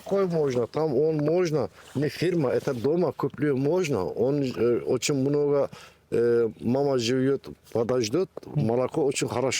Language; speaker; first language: Russian; non-native, learner; Turkish